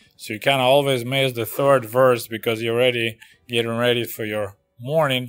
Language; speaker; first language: English; non-native, fluent; Russian